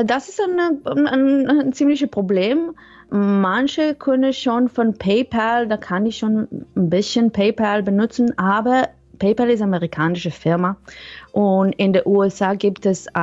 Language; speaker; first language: German; non-native, fluent; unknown